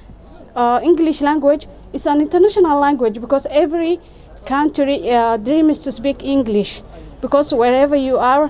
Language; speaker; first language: English; non-native, fluent; Somali